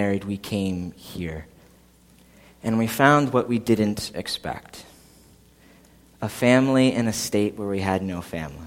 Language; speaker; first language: English; native; English